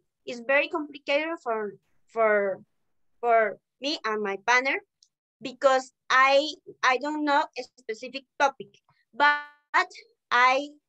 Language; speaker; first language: English; non-native, learner; Spanish